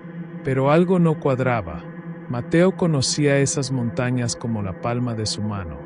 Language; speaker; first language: Spanish; native; Spanish